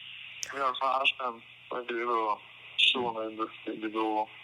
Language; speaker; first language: English; non-native, learner; Czech